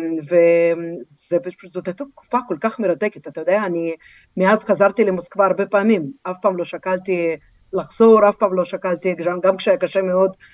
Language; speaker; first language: Hebrew; non-native, fluent; Russian